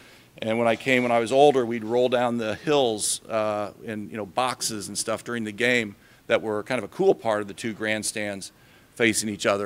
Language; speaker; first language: English; native; English